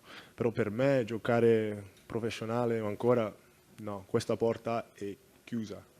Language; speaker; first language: Italian; early bilingual, other home language; English